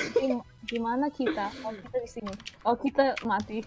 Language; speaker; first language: Indonesian; early bilingual, heritage; Indonesian